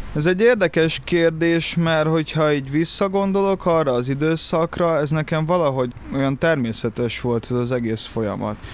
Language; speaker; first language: Hungarian; early bilingual, other home language; Portuguese